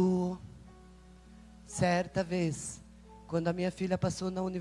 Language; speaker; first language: Portuguese; native; Portuguese